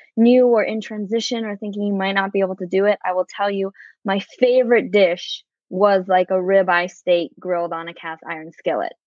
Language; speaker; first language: English; native; English